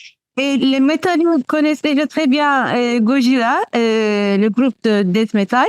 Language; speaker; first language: French; non-native, fluent; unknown